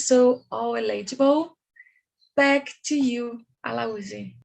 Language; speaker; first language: English; non-native, learner; Portuguese